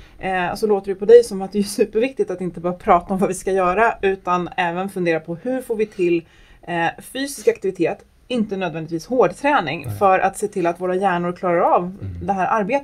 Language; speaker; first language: Swedish; native; Swedish